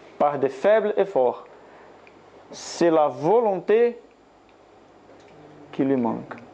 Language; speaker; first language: French; non-native, learner; Portuguese